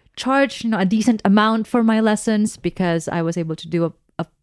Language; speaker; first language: English; non-native, local second language; Filipino